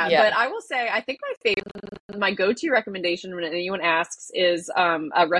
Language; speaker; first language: English; native; English